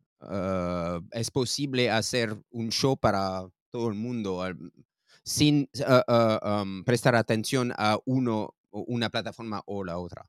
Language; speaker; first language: Spanish; non-native, learner; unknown